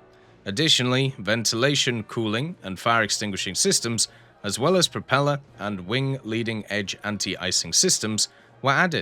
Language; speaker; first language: English; native; English